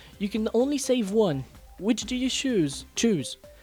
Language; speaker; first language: English; non-native, fluent; French